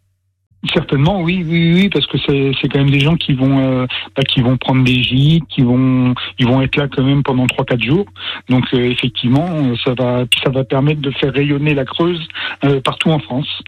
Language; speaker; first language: French; native; French